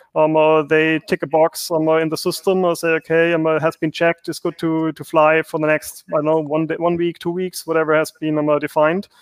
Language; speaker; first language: English; non-native, fluent; German